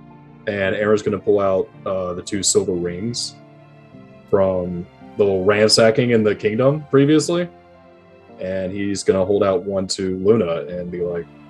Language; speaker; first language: English; native; English